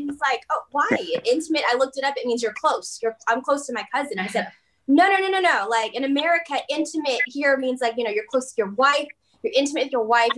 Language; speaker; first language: English; native; English